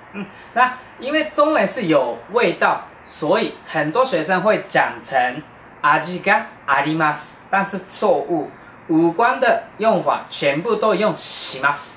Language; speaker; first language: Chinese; non-native, fluent; Japanese